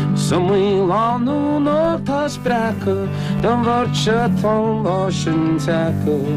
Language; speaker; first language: English; native; English